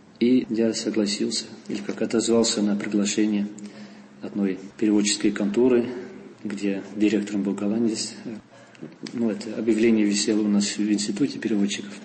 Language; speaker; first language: Russian; non-native, fluent; Dutch